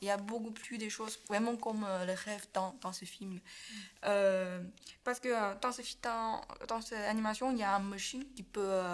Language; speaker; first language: French; non-native, learner; Chinese